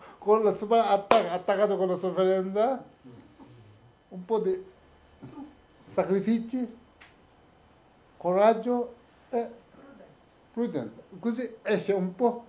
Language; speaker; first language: Italian; non-native, learner; Tibetan